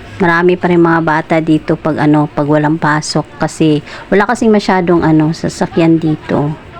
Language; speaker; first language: Filipino; non-native, local second language; Cebuano